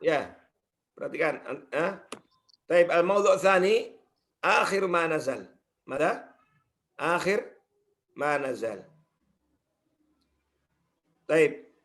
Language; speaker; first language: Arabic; non-native, fluent; Indonesian